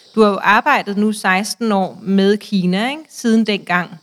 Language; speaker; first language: Danish; native; Danish